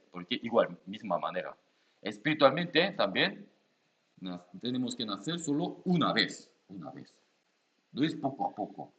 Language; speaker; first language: Spanish; non-native, learner; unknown